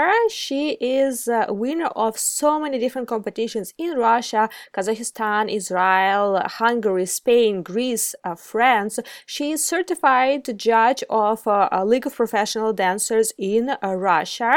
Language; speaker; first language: English; non-native, fluent; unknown